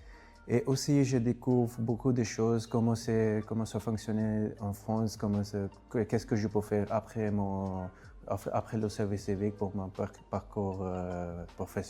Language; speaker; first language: French; non-native, learner; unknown